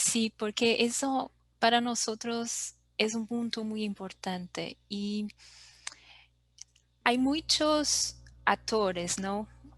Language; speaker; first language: Spanish; non-native, fluent; Portuguese